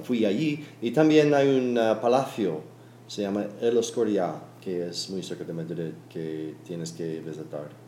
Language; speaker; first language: Spanish; non-native, learner; English